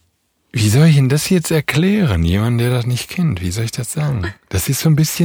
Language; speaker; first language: German; native; German